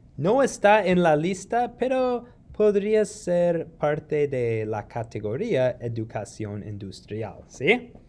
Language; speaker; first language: Spanish; non-native, fluent; English